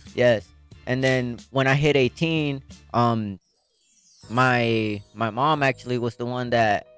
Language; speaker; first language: English; early bilingual, other home language; Spanish